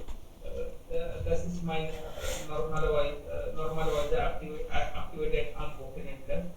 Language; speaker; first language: German; non-native, learner; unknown